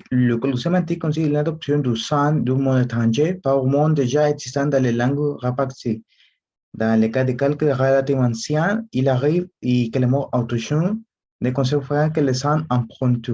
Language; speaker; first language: French; non-native, learner; Spanish